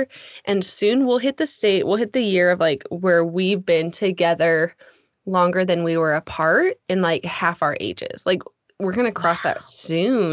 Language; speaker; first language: English; native; English